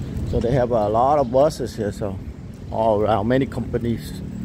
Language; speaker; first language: English; non-native, fluent; Vietnamese